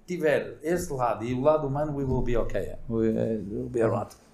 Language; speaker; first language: English; early bilingual, other home language; Portuguese